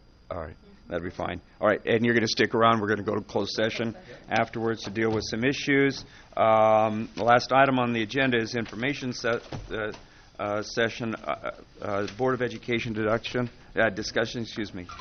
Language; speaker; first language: English; native; English